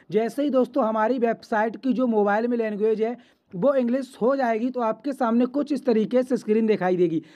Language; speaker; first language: Hindi; native; Hindi